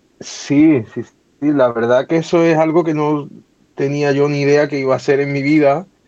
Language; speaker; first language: Spanish; native; Spanish